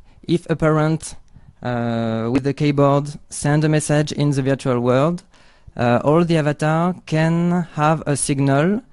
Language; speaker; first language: English; non-native, learner; French